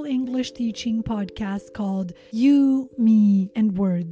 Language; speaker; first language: English; non-native, fluent; Albanian